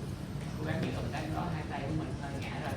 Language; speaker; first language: Vietnamese; native; Vietnamese